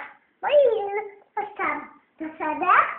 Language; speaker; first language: Hebrew; early bilingual, other home language; Russian